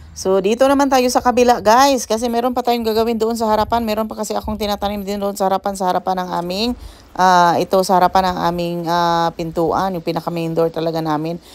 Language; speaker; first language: Filipino; non-native, local second language; Cebuano